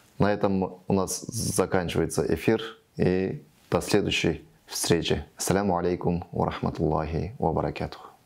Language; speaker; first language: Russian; non-native, local second language; Kyrgyz